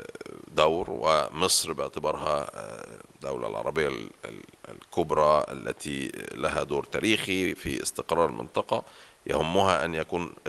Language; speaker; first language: Arabic; native; Arabic